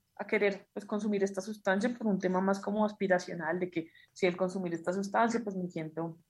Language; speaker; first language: Spanish; native; Spanish